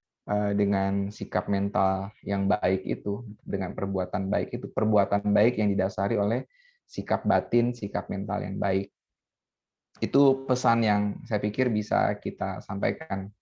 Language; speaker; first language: Indonesian; native; Indonesian